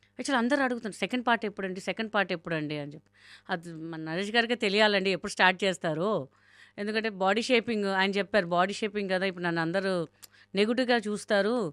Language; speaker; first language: Telugu; non-native, local second language; Hindi